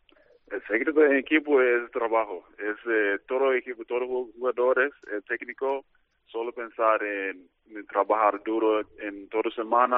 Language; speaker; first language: Spanish; non-native, learner; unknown